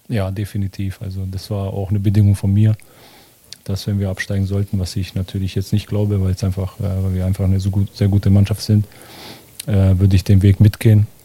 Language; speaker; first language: German; early bilingual, other home language; Bosnian